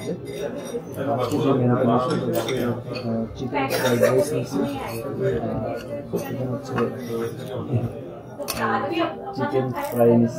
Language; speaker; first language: English; non-native, learner; Bangla